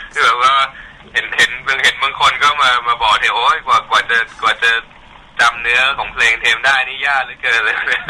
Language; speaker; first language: Thai; early bilingual, heritage; Thai